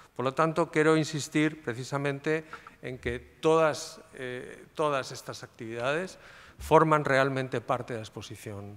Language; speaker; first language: Spanish; non-native, local second language; Galician